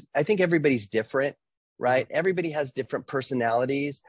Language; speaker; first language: English; native; English